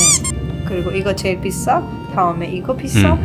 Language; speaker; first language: Korean; non-native, learner; Persian